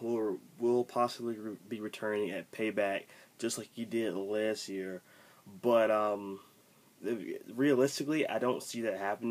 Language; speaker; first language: English; native; English